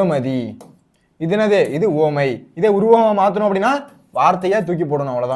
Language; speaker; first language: Tamil; native; Tamil